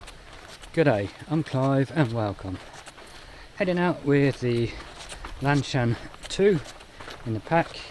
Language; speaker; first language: English; native; English